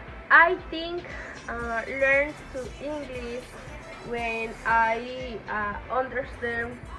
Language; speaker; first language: English; non-native, learner; Spanish